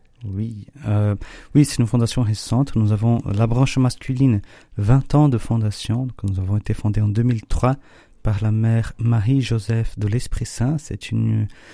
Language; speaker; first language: French; non-native, fluent; Portuguese